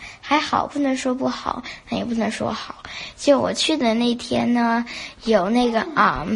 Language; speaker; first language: Chinese; early bilingual, heritage; Chinese